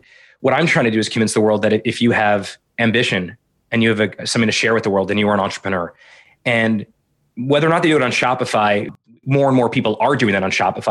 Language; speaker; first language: English; native; English